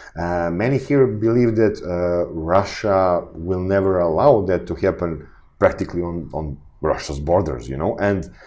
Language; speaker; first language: English; non-native, fluent; Serbian